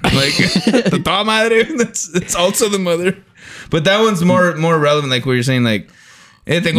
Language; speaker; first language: English; early bilingual, other home language; Spanish